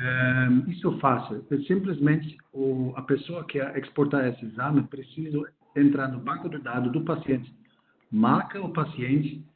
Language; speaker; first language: Portuguese; non-native, fluent; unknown